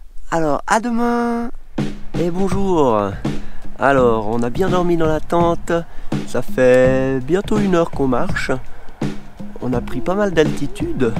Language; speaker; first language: French; native; French